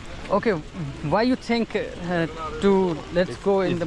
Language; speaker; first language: English; non-native, learner; Hindi